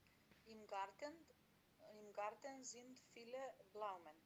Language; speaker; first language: German; non-native, learner; Macedonian